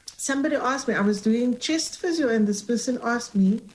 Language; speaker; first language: English; non-native, local second language; Afrikaans